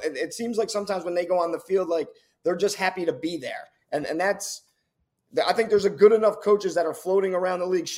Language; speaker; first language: English; native; English